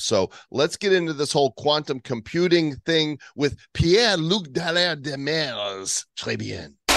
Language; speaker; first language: English; native; English